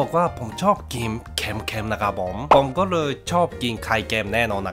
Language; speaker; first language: Thai; non-native, learner; Japanese